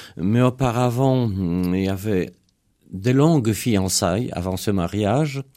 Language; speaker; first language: French; non-native, fluent; Polish